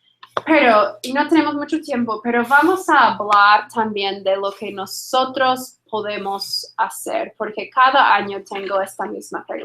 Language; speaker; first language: Spanish; non-native, fluent; English